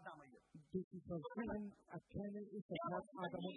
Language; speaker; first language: German; non-native, fluent; Russian